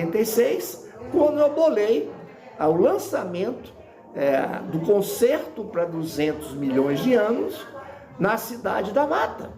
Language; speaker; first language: Portuguese; native; Portuguese